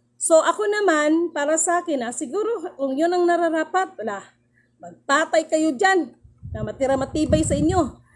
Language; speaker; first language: Filipino; non-native, local second language; Cebuano